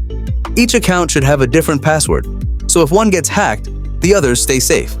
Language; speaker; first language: English; native; English